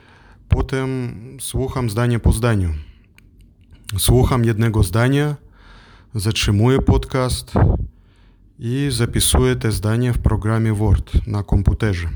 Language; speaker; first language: Polish; non-native, learner; German